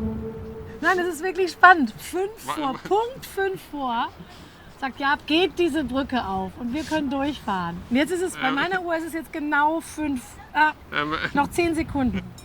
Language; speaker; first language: German; native; German